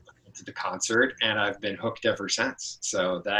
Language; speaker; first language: English; native; English